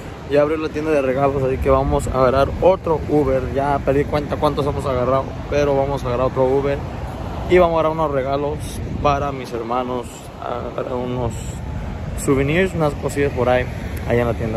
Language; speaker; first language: Spanish; early bilingual, heritage; Spanish